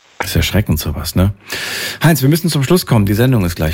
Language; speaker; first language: German; native; German